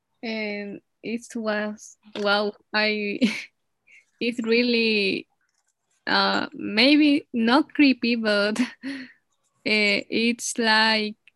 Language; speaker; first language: English; non-native, learner; Spanish